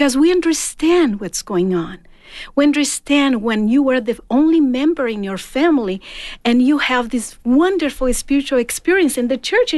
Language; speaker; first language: English; non-native, fluent; Portuguese